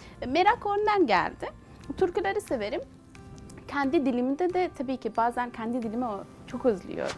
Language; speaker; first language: Turkish; non-native, fluent; Persian